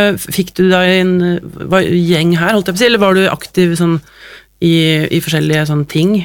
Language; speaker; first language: Norwegian; native; Norwegian